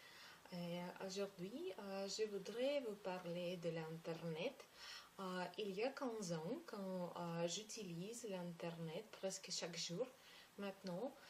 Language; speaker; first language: French; non-native, learner; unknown